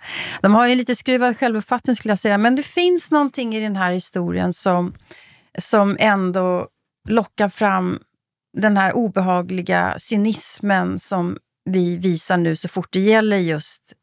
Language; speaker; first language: Swedish; native; Swedish